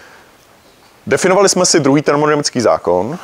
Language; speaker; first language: Czech; native; Czech